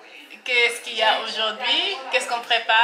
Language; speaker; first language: French; non-native, local second language; Wolof